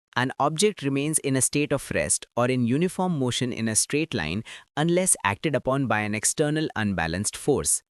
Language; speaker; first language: English; non-native, local second language; Marathi